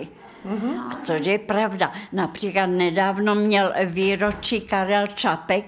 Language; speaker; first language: Czech; non-native, fluent; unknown